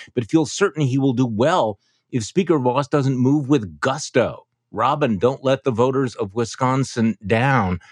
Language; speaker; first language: English; native; English